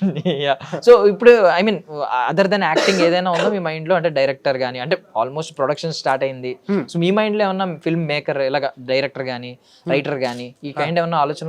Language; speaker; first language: Telugu; native; Telugu